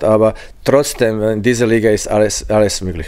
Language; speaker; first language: German; non-native, fluent; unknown